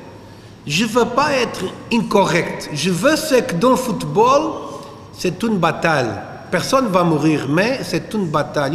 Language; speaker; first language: French; non-native, fluent; Portuguese